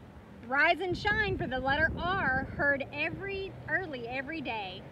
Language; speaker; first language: English; native; English